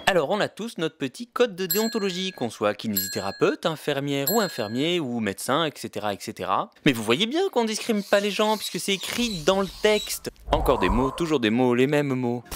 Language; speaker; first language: French; native; French